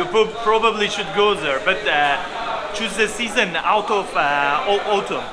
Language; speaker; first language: English; non-native, learner; Uzbek